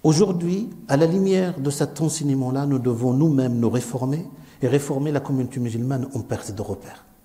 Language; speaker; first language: French; non-native, local second language; Arabic